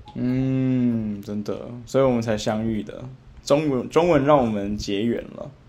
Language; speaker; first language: Chinese; native; Chinese